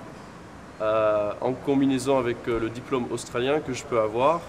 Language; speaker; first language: French; non-native, fluent; English